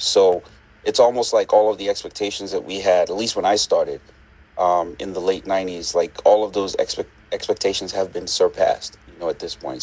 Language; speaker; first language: English; non-native, local second language; Yoruba